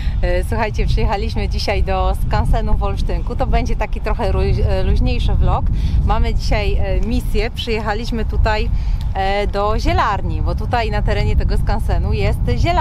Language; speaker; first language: Polish; native; Polish